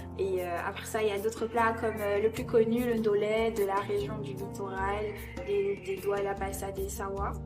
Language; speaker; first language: French; native; French